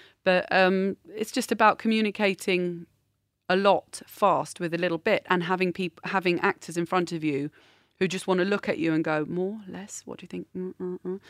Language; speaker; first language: English; native; English